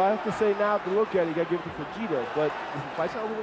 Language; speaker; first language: English; native; English